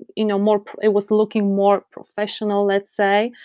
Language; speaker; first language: English; non-native, fluent; Polish